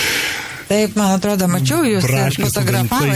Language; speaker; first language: Lithuanian; native; Lithuanian